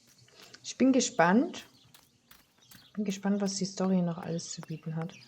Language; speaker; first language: German; native; German